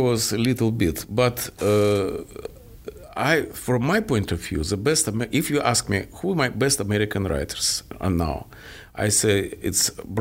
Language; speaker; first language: English; non-native, fluent; Russian